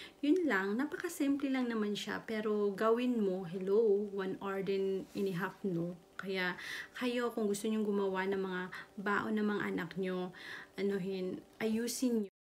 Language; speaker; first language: Filipino; native; Filipino